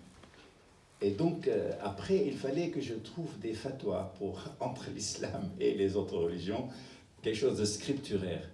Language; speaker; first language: French; non-native, fluent; Arabic